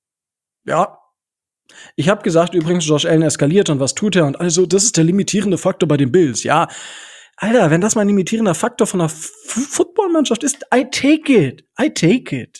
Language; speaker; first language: German; native; German